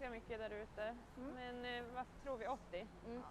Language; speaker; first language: Swedish; native; Swedish